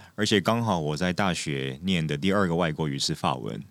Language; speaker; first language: Chinese; non-native, fluent; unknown